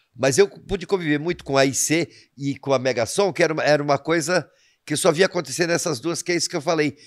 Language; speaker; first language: Portuguese; native; Portuguese